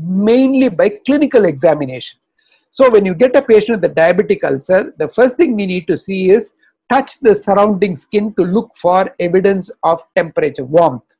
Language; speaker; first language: English; non-native, local second language; Tamil